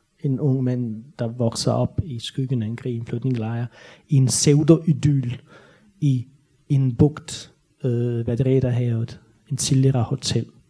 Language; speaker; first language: Danish; non-native, fluent; Bosnian